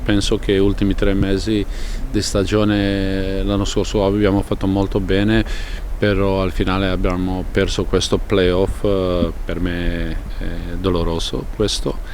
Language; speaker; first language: Italian; non-native, fluent; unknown